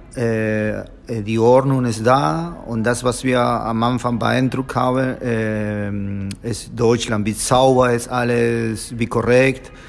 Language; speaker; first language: German; non-native, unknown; Spanish